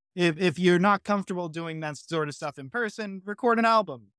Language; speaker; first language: English; native; English